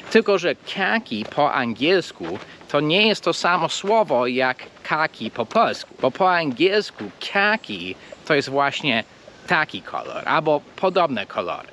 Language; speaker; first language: Polish; non-native, fluent; English